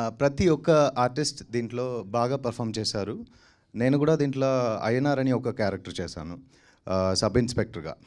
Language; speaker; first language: Telugu; non-native, learner; Tamil